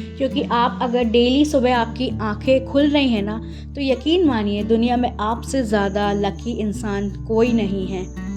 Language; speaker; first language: Hindi; native; Hindi